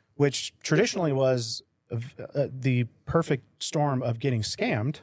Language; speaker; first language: English; native; English